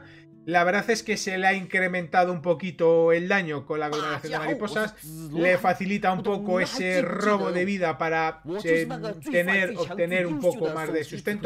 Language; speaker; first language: Spanish; native; Spanish